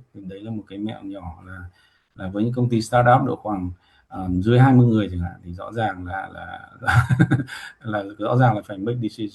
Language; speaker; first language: Vietnamese; native; Vietnamese